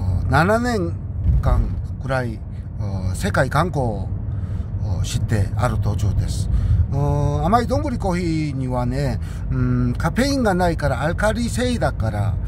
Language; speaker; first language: Japanese; non-native, learner; Korean